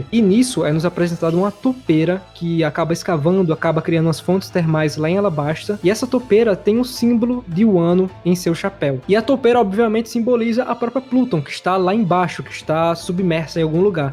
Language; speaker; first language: Portuguese; native; Portuguese